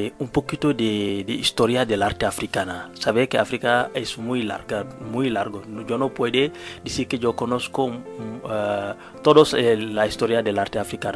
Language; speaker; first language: Spanish; non-native, learner; Wolof